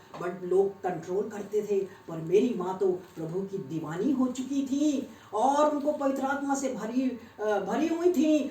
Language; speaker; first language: Hindi; native; Hindi